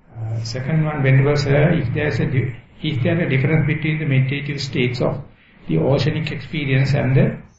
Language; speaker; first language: English; non-native, local second language; Sinhala